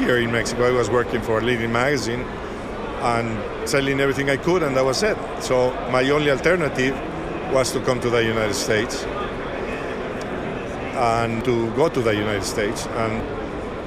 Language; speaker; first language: English; non-native, fluent; Spanish